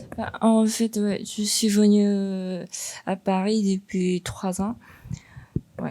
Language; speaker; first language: French; non-native, fluent; Korean